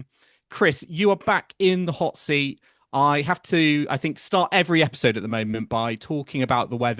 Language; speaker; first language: English; native; English